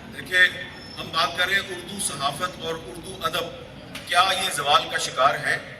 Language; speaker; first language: Urdu; native; Urdu